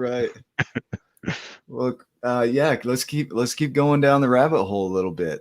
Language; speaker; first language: English; native; English